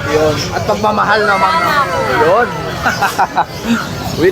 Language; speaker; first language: Filipino; native; Filipino